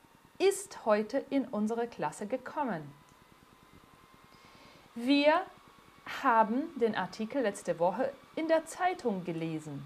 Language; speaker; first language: German; non-native, fluent; Portuguese